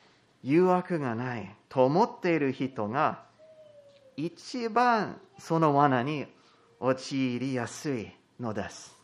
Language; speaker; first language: Japanese; non-native, fluent; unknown